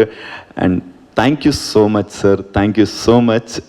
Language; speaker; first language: Tamil; non-native, learner; Kannada